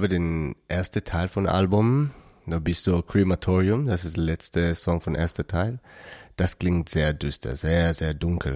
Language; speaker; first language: German; non-native, learner; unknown